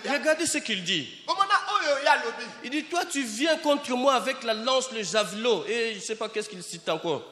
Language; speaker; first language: French; non-native, local second language; Lingala